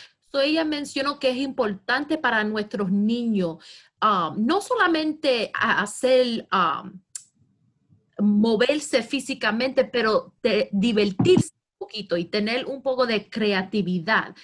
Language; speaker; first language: Spanish; early bilingual, heritage; Spanish